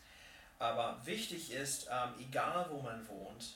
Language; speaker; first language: German; non-native, fluent; English